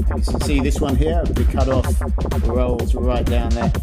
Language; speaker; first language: English; native; English